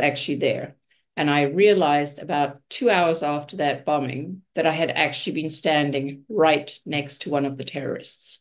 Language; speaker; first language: English; native; English